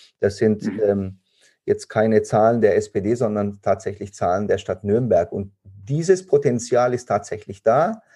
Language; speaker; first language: German; early bilingual, other home language; Turkish